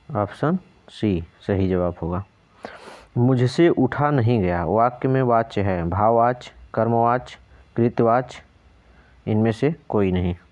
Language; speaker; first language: Hindi; native; Hindi